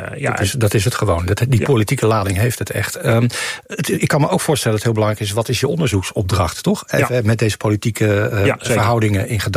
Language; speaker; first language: Dutch; native; Dutch